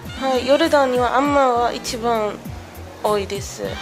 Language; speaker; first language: Japanese; non-native, learner; Arabic